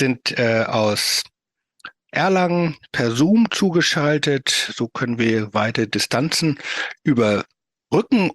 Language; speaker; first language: German; native; German